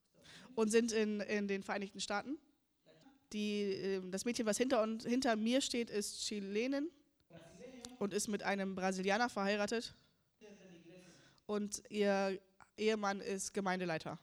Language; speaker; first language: German; early bilingual, heritage; German